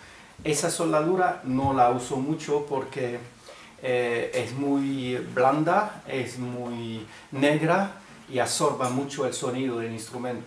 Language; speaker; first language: Spanish; non-native, fluent; French